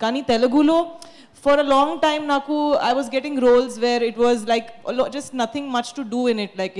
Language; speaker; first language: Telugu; non-native, fluent; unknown